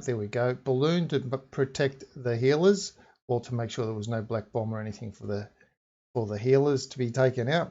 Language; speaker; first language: English; native; English